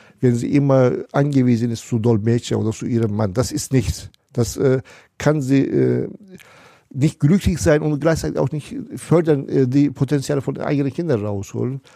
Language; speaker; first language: German; non-native, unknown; Turkish